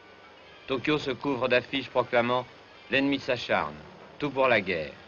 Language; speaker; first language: French; native; French